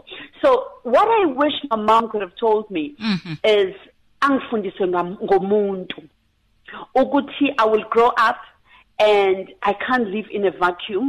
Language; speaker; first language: English; non-native, local second language; Zulu